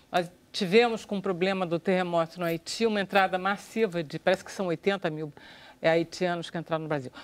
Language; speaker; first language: Portuguese; native; Portuguese